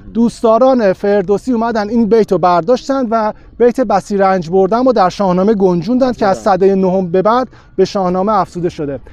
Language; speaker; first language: Persian; native; Persian